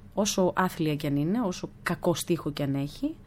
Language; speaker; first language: Greek; early bilingual, other home language; German